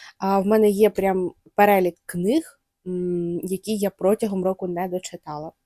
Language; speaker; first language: Ukrainian; non-native, local second language; Russian